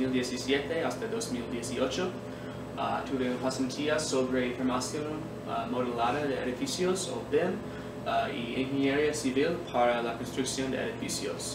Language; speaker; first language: Spanish; non-native, learner; English